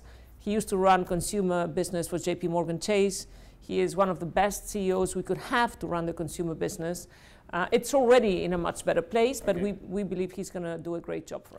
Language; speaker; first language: English; non-native, fluent; Spanish